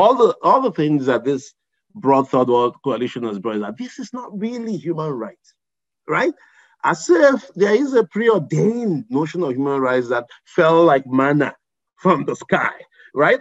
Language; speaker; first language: English; non-native, local second language; Igbo